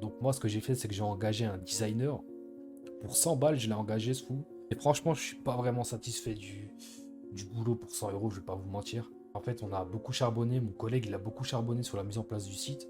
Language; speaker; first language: French; native; French